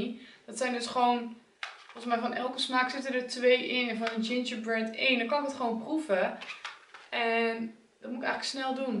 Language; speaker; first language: Dutch; native; Dutch